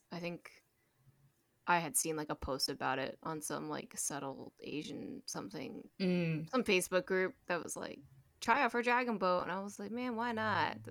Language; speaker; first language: English; native; English